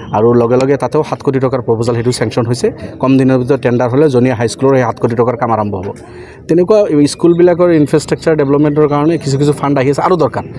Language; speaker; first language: Assamese; non-native, local second language; Bangla